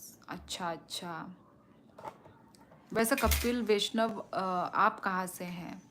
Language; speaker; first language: Hindi; non-native, local second language; Kok Borok